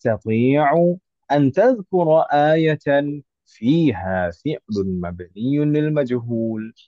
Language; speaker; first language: Arabic; non-native, fluent; Indonesian